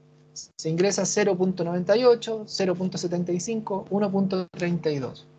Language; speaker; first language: Spanish; native; Spanish